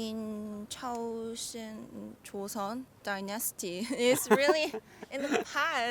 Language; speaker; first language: English; non-native, learner; Korean